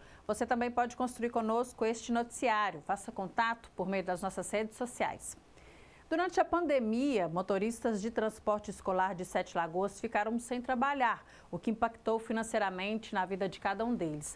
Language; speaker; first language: Portuguese; native; Portuguese